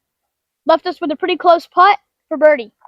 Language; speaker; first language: English; native; English